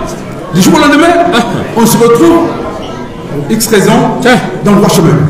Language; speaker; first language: French; non-native, local second language; Soninke